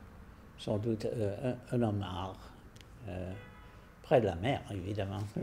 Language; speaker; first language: French; non-native, fluent; English